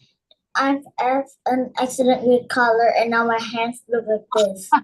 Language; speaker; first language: English; non-native, learner; Vietnamese